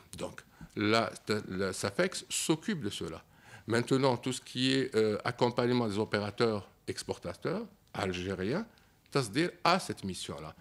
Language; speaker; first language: French; non-native, local second language; Arabic